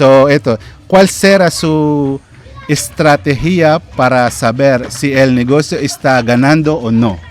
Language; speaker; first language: Spanish; non-native, learner; Filipino